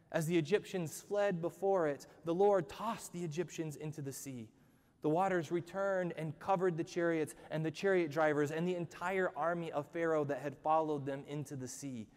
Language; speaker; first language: English; native; English